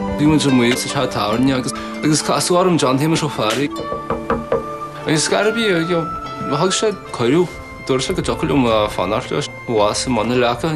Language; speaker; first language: Irish; non-native, fluent; English